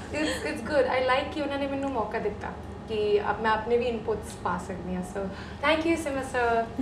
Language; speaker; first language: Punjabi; early bilingual, heritage; Punjabi